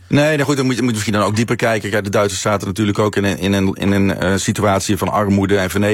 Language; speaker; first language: Dutch; native; Dutch